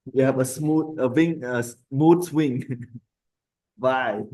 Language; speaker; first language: English; non-native, fluent; Khmer